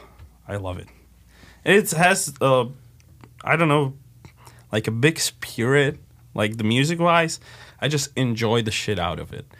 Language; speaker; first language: English; non-native, fluent; Slovak